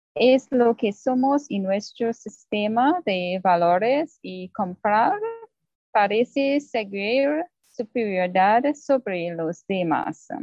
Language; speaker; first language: Spanish; non-native, learner; English